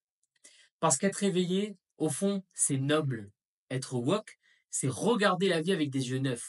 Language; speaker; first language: French; native; French